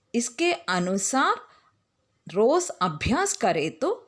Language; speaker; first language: Hindi; non-native, local second language; Malayalam